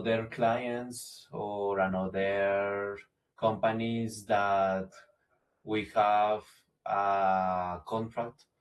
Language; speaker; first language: English; non-native, learner; Spanish